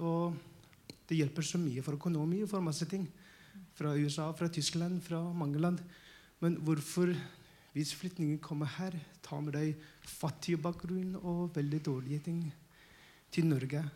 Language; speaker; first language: Norwegian; non-native, learner; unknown